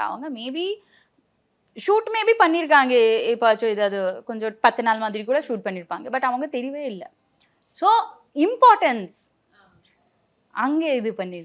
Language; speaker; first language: Tamil; non-native, local second language; Bangla